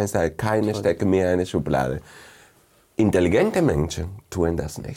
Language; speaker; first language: German; non-native, fluent; Spanish